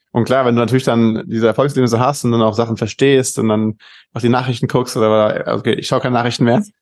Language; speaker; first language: German; native; German